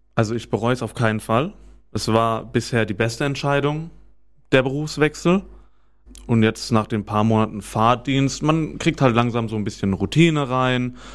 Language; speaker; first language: German; native; German